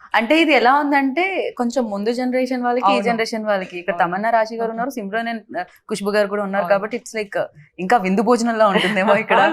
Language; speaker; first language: Telugu; native; Telugu